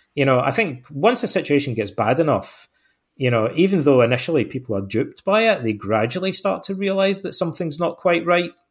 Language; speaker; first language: English; native; English